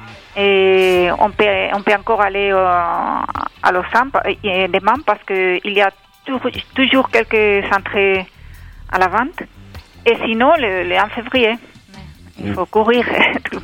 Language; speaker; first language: French; non-native, fluent; Spanish